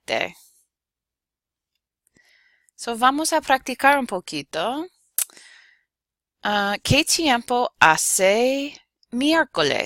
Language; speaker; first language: Spanish; non-native, fluent; English